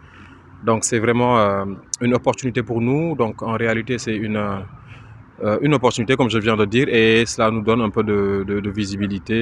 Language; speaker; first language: French; non-native, local second language; Wolof